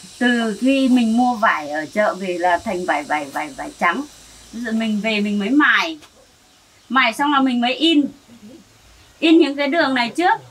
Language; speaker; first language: Vietnamese; non-native, local second language; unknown